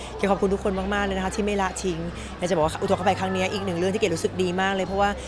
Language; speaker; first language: Thai; native; Thai